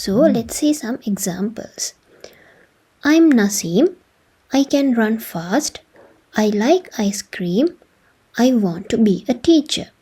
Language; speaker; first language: English; non-native, local second language; Sinhala